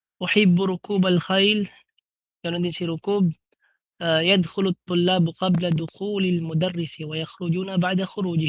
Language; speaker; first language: Arabic; non-native, fluent; Filipino